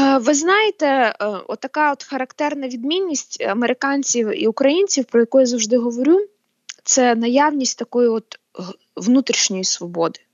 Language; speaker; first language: Ukrainian; native; Ukrainian